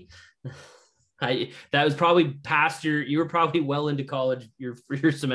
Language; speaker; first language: English; native; English